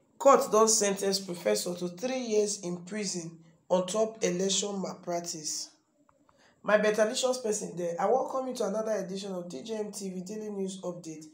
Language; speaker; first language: Nigerian Pidgin; native; Nigerian Pidgin